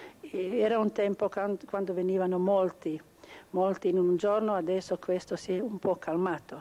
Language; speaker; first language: Italian; non-native, local second language; Croatian